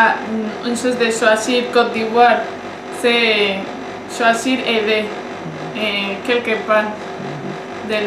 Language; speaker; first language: French; non-native, learner; Spanish